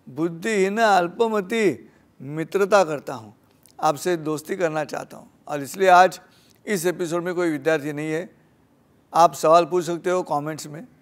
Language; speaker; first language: Hindi; non-native, local second language; Marathi